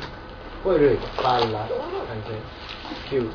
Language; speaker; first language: Italian; non-native, learner; Japanese